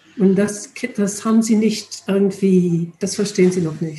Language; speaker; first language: German; non-native, learner; English